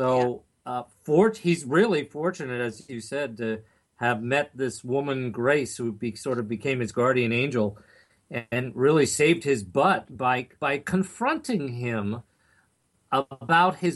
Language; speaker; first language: English; native; English